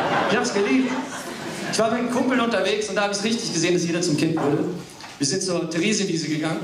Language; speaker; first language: German; early bilingual, other home language; English